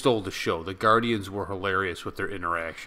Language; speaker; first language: English; native; English